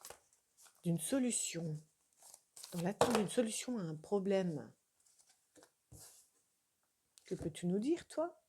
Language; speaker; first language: French; native; French